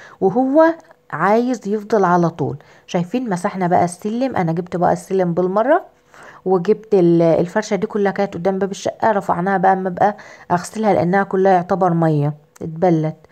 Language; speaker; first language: Arabic; native; Arabic